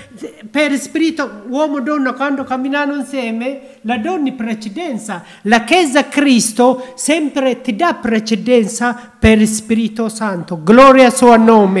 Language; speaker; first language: Italian; non-native, learner; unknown